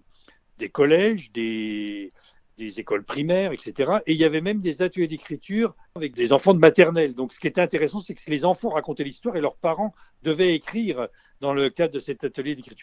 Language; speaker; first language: French; native; French